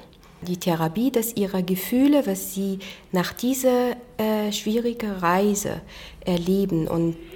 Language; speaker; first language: German; non-native, fluent; Arabic